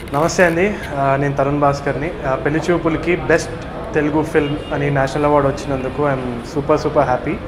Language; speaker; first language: Telugu; native; Telugu